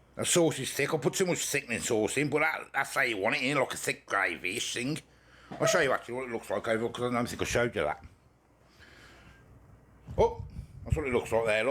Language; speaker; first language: English; native; English